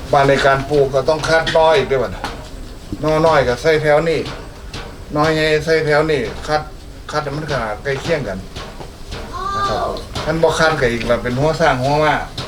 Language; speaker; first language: Thai; native; Thai